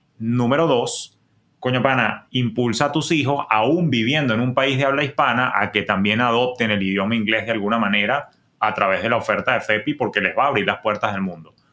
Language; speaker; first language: Spanish; native; Spanish